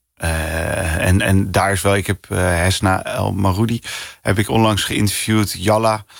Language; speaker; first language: Dutch; early bilingual, other home language; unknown